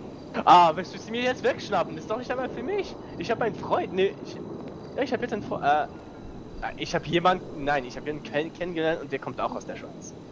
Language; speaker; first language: German; native; German